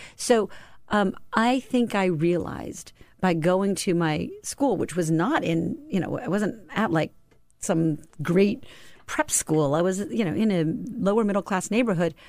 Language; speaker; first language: English; native; English